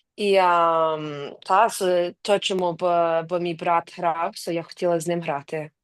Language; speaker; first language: Ukrainian; early bilingual, heritage; English